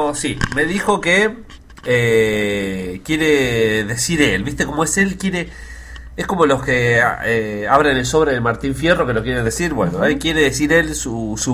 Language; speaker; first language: Spanish; native; Spanish